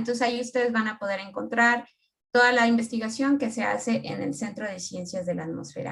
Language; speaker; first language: Spanish; native; Spanish